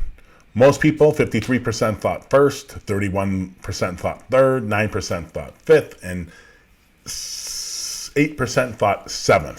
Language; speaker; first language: English; native; English